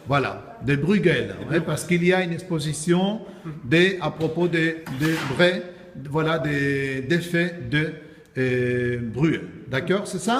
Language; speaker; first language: French; non-native, fluent; Spanish